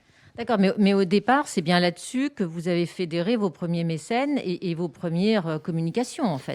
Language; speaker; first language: French; native; French